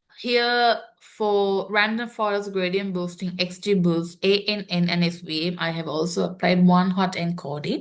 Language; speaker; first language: English; non-native, local second language; Sinhala